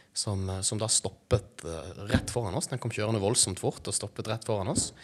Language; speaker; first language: Norwegian; native; Norwegian